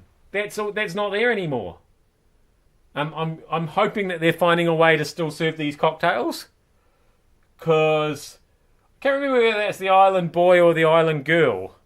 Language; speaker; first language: English; native; English